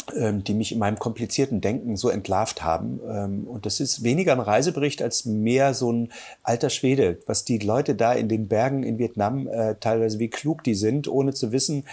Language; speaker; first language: German; native; German